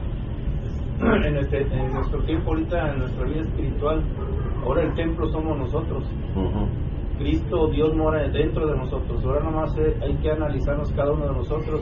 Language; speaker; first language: Spanish; native; Spanish